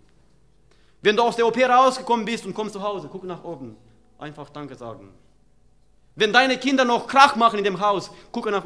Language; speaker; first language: German; non-native, fluent; Romanian